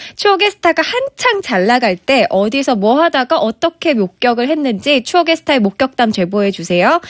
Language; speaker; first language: Korean; native; Korean